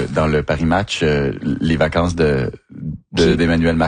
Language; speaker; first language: French; native; French